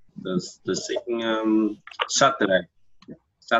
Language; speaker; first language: English; non-native, learner; Vietnamese